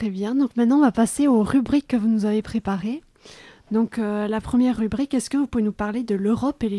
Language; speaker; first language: French; native; French